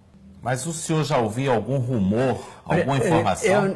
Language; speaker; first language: Portuguese; native; Portuguese